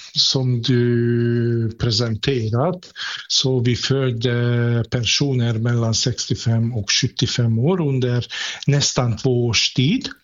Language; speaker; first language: Swedish; non-native, fluent; Hungarian